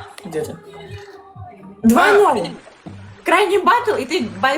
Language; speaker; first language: Russian; native; Russian